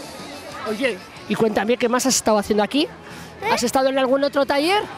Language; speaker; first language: Spanish; native; Spanish